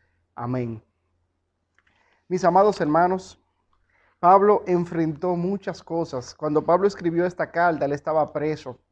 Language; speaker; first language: Spanish; native; Spanish